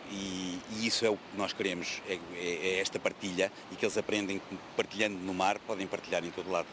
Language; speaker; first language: Portuguese; native; Portuguese